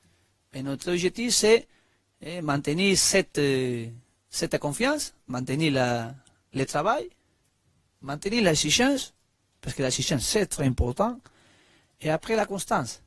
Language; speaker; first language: French; non-native, learner; Spanish